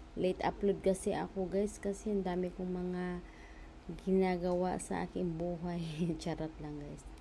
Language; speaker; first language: Filipino; non-native, local second language; Cebuano